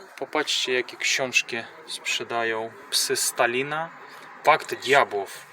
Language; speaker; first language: Polish; non-native, fluent; Ukrainian